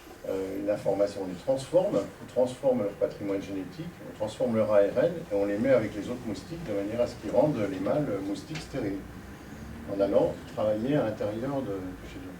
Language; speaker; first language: French; native; French